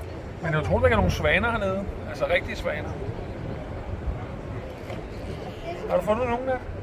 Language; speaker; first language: Danish; native; Danish